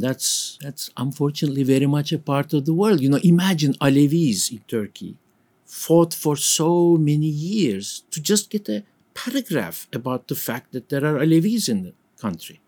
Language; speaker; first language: English; non-native, fluent; Turkish